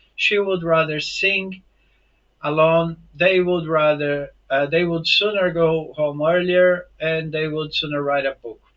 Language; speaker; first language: English; non-native, fluent; Portuguese